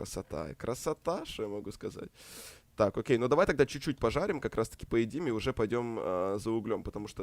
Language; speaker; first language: Russian; native; Russian